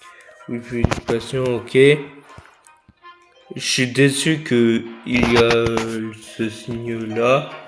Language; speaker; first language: French; native; French